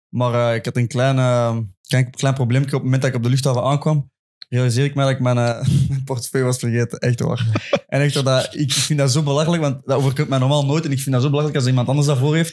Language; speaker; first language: Dutch; native; Dutch